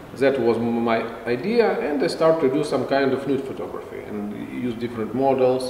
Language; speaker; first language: English; non-native, fluent; Russian